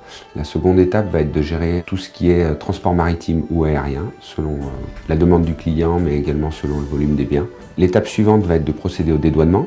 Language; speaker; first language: French; native; French